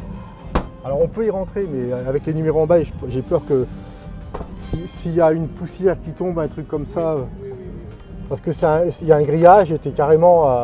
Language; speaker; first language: French; native; French